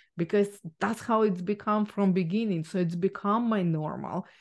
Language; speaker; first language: English; non-native, fluent; Ukrainian